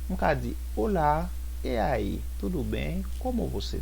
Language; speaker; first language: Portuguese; non-native, fluent; Haitian Creole